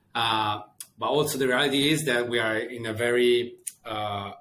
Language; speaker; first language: English; non-native, fluent; Italian